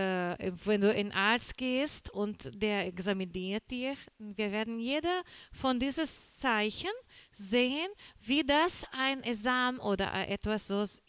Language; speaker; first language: German; non-native, learner; Portuguese